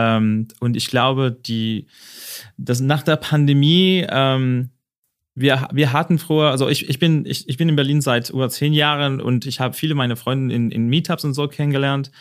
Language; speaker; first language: German; non-native, fluent; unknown